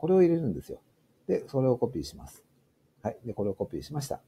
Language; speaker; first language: Japanese; native; Japanese